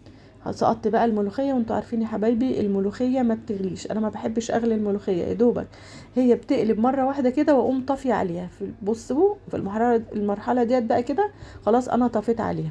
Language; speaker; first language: Arabic; native; Arabic